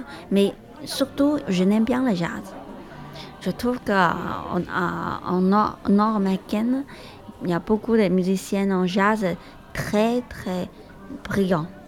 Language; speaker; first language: French; non-native, learner; Chinese